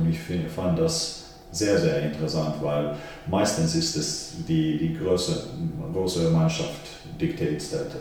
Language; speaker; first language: German; non-native, fluent; Finnish